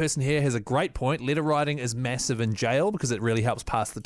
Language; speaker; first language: English; native; English